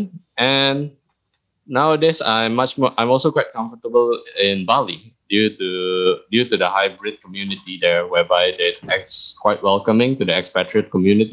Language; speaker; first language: English; early bilingual, other home language; Indonesian